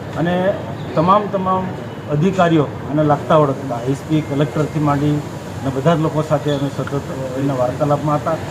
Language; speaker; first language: Gujarati; native; Gujarati